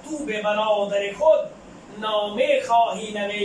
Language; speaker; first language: Persian; non-native, fluent; Urdu